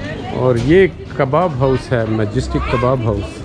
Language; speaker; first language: Hindi; native; Hindi